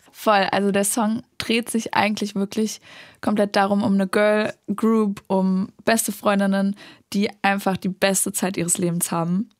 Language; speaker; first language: German; native; German